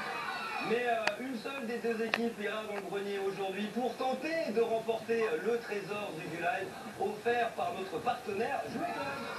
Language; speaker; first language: French; native; French